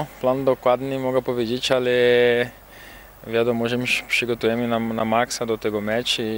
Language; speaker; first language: Polish; non-native, fluent; Portuguese